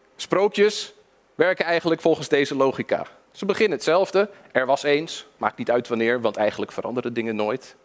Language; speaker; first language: Dutch; early bilingual, other home language; English